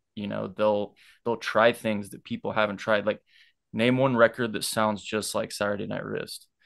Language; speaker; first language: English; native; English